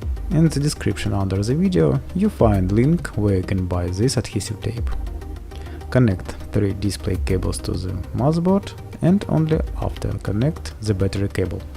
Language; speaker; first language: English; non-native, fluent; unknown